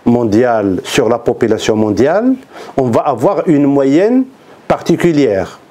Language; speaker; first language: French; non-native, local second language; Arabic